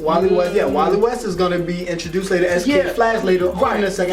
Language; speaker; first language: English; native; English